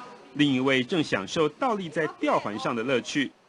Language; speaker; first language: Chinese; native; Chinese